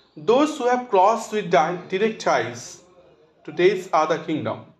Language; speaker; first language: English; non-native, local second language; Bangla